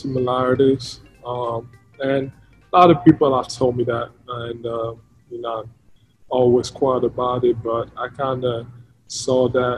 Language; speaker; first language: English; non-native, local second language; French